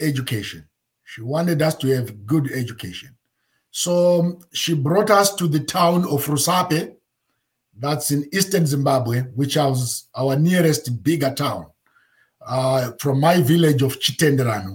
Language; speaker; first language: English; non-native, local second language; Shona